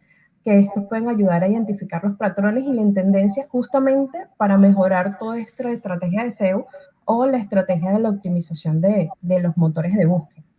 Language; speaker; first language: Spanish; native; Spanish